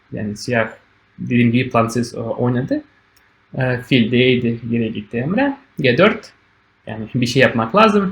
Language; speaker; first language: Turkish; non-native, fluent; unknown